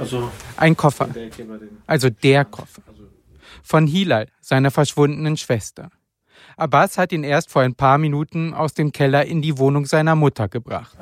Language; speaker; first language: German; native; German